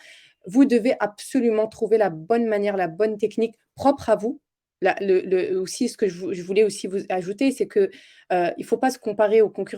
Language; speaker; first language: French; native; French